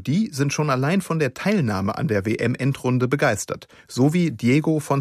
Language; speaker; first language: German; native; German